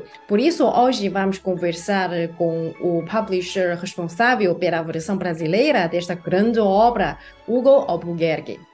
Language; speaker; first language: Portuguese; non-native, fluent; Chinese